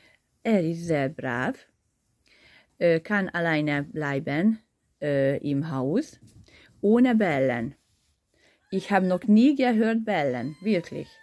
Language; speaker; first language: German; non-native, learner; Hungarian